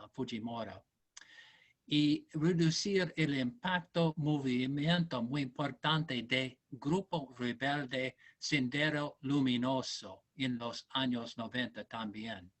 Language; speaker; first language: Spanish; non-native, learner; English